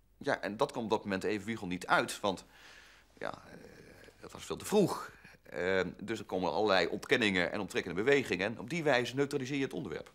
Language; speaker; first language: Dutch; native; Dutch